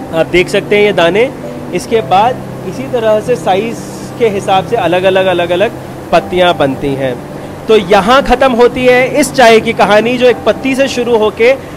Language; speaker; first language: Hindi; native; Hindi